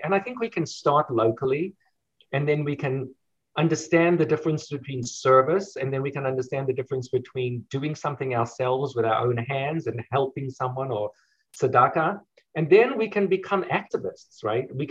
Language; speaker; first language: English; native; English